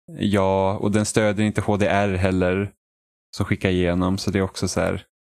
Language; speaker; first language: Swedish; native; Swedish